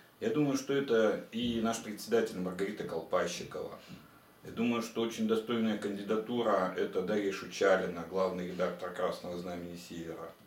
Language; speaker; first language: Russian; native; Russian